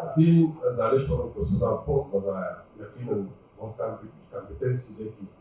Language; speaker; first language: Urdu; non-native, local second language; Pashto